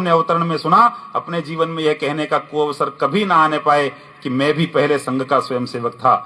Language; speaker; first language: Hindi; native; Hindi